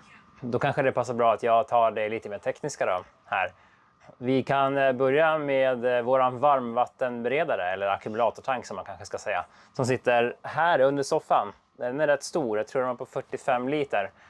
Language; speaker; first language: Swedish; native; Swedish